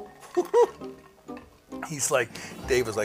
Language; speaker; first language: English; native; English